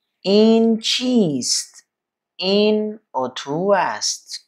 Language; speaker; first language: Persian; non-native, fluent; Urdu